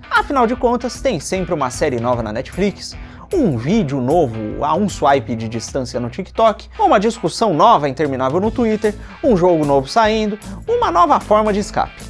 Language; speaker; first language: Portuguese; native; Portuguese